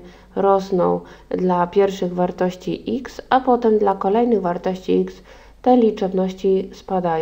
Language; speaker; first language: Polish; native; Polish